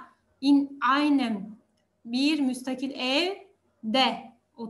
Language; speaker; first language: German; non-native, learner; Turkish